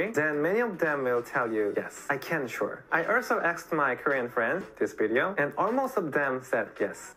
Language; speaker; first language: English; non-native, fluent; Korean